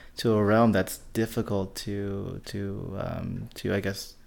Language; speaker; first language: English; early bilingual, other home language; Filipino